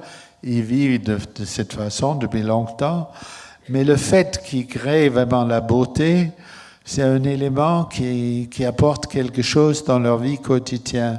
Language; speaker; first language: French; non-native, fluent; German